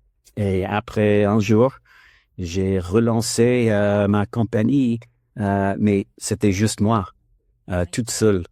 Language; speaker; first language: French; non-native, learner; English